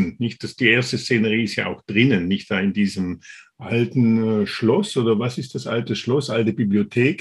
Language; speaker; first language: German; native; German